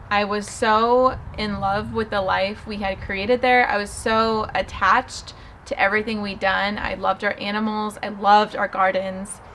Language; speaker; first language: English; native; English